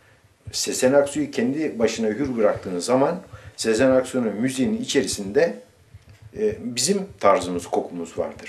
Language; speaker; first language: Turkish; native; Turkish